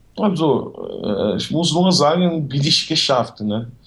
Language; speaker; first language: German; non-native, learner; Portuguese